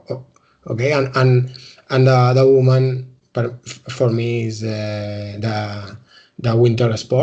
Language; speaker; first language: English; non-native, learner; Spanish